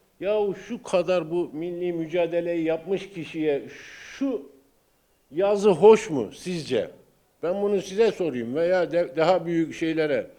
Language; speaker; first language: Turkish; native; Turkish